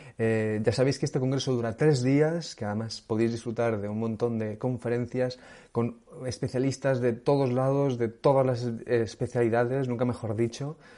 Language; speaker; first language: Spanish; native; Spanish